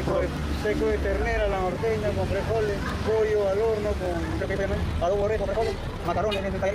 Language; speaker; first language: Spanish; native; Spanish